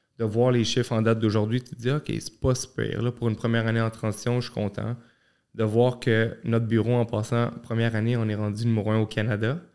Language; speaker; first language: French; early bilingual, other home language; Arabic